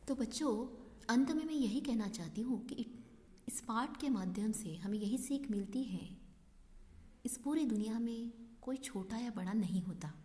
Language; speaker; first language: Hindi; non-native, local second language; Marathi